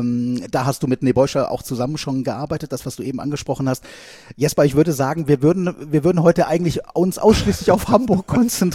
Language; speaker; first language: German; native; German